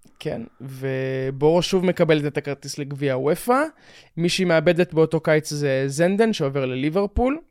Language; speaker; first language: Hebrew; native; Hebrew